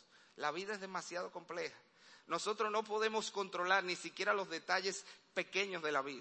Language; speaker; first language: Spanish; native; Spanish